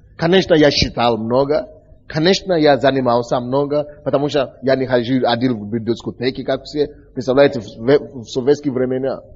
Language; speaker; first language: Russian; non-native, fluent; Yoruba